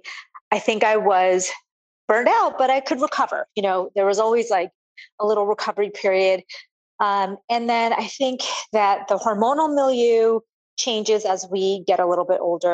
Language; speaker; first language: English; native; English